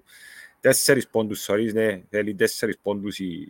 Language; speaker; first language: Greek; native; Greek